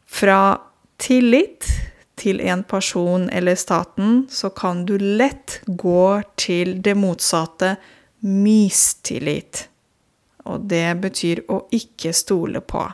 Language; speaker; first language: Norwegian; non-native, fluent; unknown